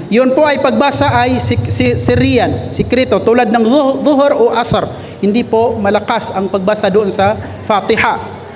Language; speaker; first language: Filipino; non-native, local second language; Maguindanaon